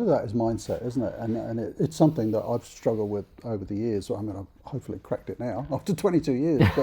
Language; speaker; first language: English; native; English